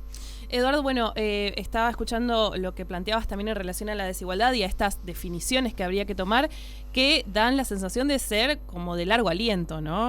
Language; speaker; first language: Spanish; native; Spanish